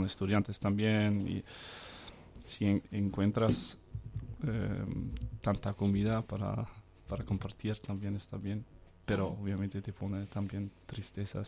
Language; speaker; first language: Spanish; non-native, fluent; Danish